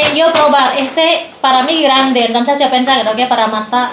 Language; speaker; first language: Spanish; non-native, learner; Indonesian